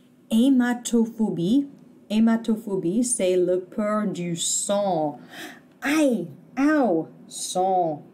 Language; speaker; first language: French; non-native, fluent; English